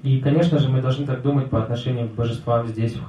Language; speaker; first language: Russian; native; Russian